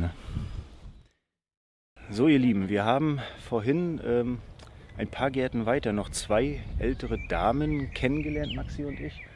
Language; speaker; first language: German; native; German